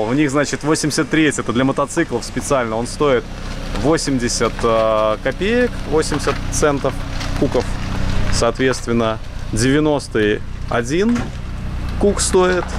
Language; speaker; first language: Russian; native; Russian